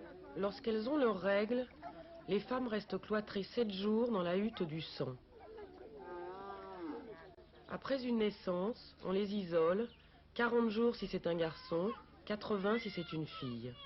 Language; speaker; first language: French; native; French